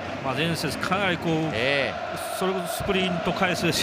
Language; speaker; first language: Japanese; native; Japanese